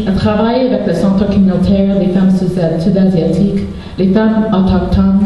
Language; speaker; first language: French; non-native, local second language; English